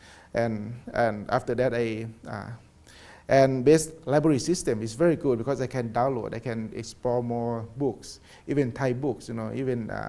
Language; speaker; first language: English; non-native, learner; Thai